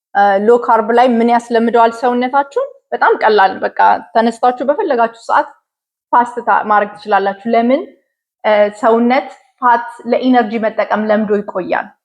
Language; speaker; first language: Amharic; native; Amharic